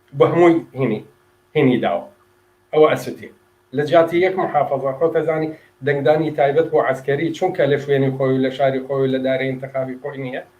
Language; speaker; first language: Central Kurdish; non-native, local second language; Arabic